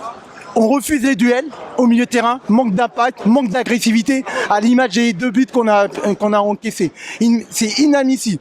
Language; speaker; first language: French; native; French